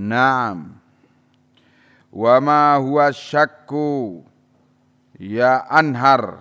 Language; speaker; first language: Arabic; non-native, fluent; Indonesian